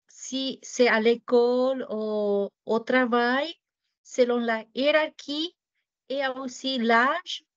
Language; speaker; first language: French; non-native, fluent; Japanese